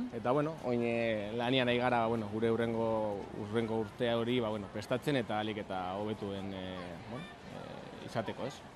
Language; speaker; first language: Basque; native; Basque